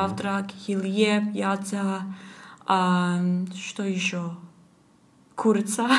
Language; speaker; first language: Russian; non-native, learner; English